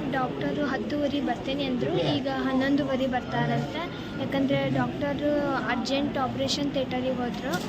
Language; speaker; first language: Kannada; native; Kannada